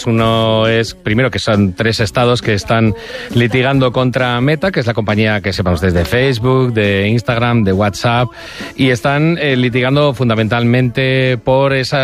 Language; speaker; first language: Spanish; native; Spanish